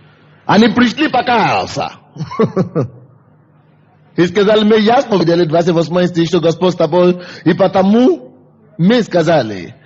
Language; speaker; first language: Russian; non-native, fluent; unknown